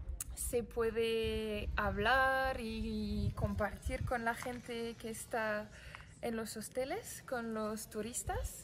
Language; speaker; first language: Spanish; non-native, fluent; French